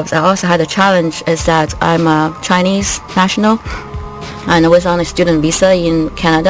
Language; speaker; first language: English; non-native, fluent; Chinese